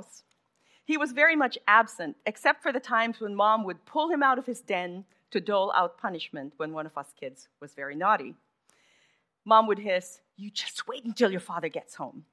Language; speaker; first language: English; non-native, local second language; Filipino